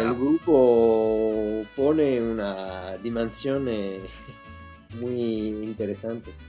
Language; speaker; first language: Spanish; non-native, learner; French